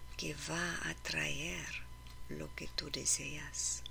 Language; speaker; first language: Spanish; non-native, learner; English